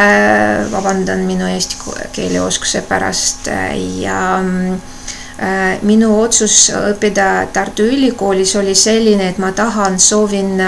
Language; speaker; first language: Estonian; non-native, local second language; Russian